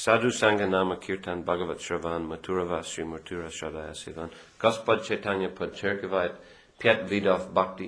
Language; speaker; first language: Russian; non-native, fluent; English